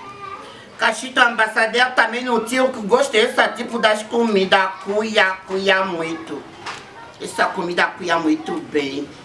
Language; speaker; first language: Portuguese; non-native, learner; Lingala